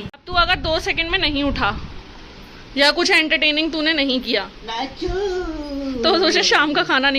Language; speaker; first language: Hindi; native; Hindi